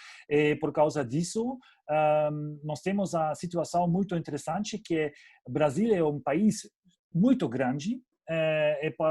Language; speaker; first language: Portuguese; non-native, fluent; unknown